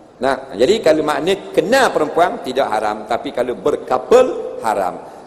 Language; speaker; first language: Malay; native; Malay